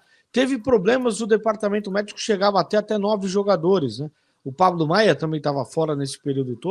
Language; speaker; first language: Portuguese; native; Portuguese